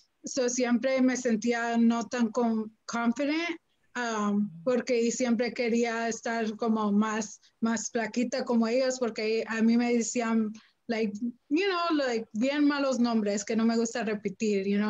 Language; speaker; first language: Spanish; early bilingual, heritage; Spanish